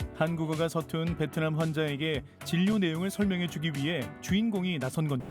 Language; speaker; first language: Korean; native; Korean